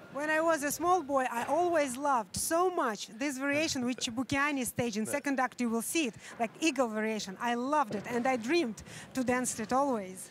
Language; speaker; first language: English; non-native, fluent; Russian